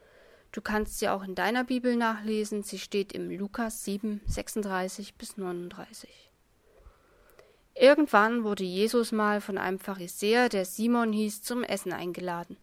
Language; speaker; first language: German; native; German